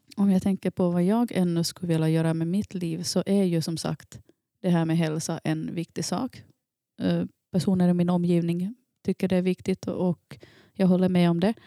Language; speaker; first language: Swedish; native; Swedish